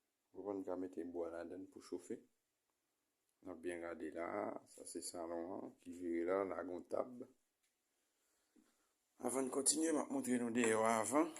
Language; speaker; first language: French; non-native, learner; Haitian Creole